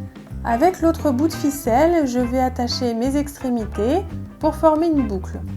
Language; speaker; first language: French; native; French